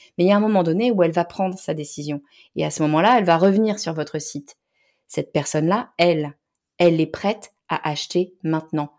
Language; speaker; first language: French; native; French